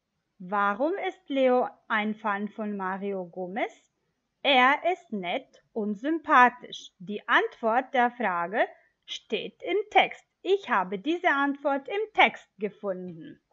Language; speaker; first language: German; non-native, fluent; Macedonian